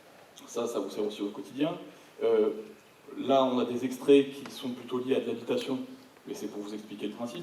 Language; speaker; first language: French; native; French